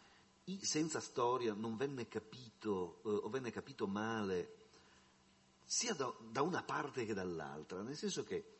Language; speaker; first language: Italian; native; Italian